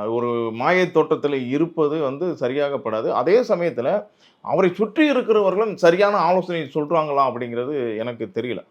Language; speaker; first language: Tamil; native; Tamil